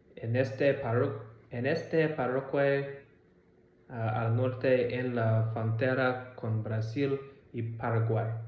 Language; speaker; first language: Spanish; non-native, learner; English